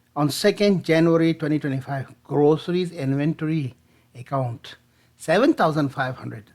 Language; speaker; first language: English; non-native, local second language; Urdu